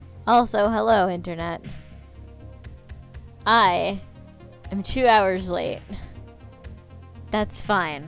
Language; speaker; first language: English; native; English